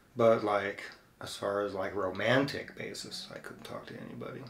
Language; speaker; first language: English; native; English